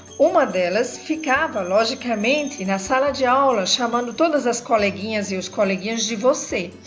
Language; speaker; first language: Portuguese; non-native, fluent; German